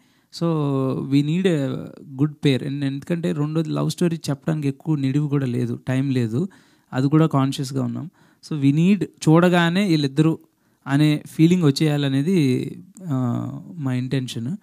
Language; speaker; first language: Telugu; native; Telugu